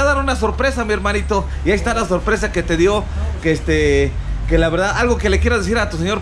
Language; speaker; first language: Spanish; native; Spanish